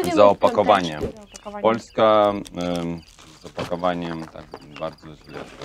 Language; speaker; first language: Polish; non-native, learner; Russian